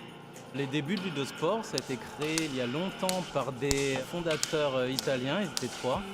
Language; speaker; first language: French; native; French